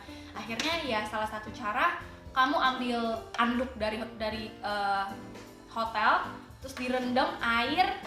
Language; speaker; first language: Indonesian; native; Indonesian